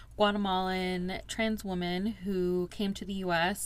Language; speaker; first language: English; early bilingual, other home language; Spanish